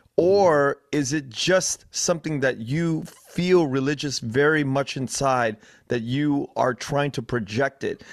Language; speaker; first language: English; early bilingual, other home language; Vietnamese